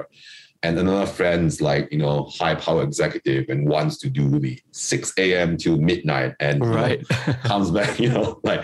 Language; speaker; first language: English; non-native, local second language; Chinese